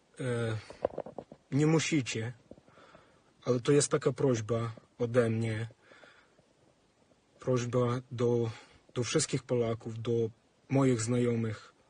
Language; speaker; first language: Polish; non-native, fluent; Ukrainian